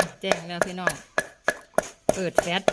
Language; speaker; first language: Thai; non-native, local second language; Northeastern Thai